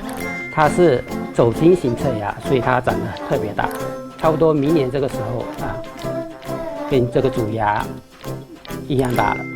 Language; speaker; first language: Chinese; native; Chinese